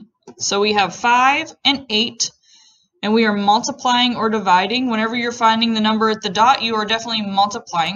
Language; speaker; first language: English; native; English